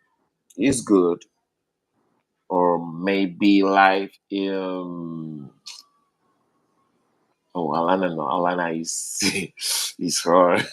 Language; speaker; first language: English; non-native, learner; Spanish